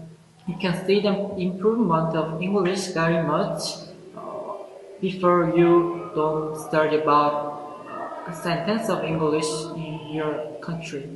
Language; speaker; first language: English; non-native, learner; Korean